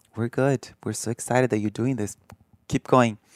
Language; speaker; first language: English; early bilingual, other home language; Portuguese